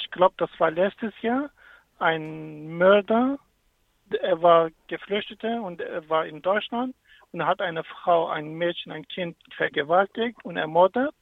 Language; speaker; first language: German; non-native, fluent; Kurdish